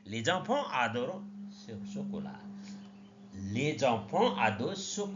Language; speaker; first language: French; non-native, learner; Nepali